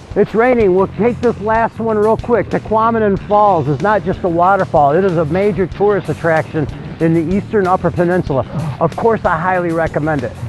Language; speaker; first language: English; native; English